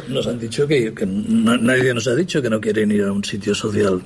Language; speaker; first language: Spanish; native; Spanish